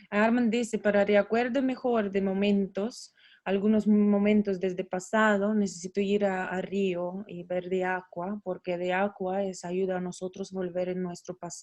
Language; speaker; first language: Spanish; non-native, learner; Russian